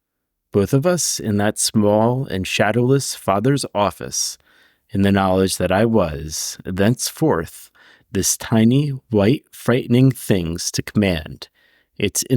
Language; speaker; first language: English; native; English